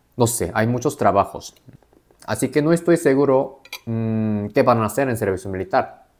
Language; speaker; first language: Spanish; non-native, fluent; Korean